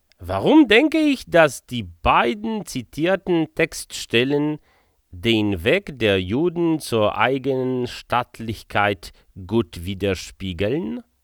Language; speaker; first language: German; non-native, fluent; Polish